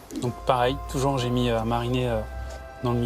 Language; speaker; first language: French; native; French